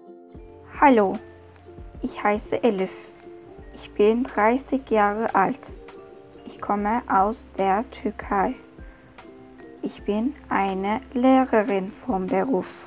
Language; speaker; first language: German; non-native, fluent; Turkish